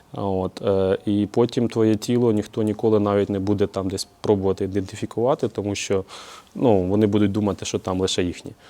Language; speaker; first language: Ukrainian; native; Ukrainian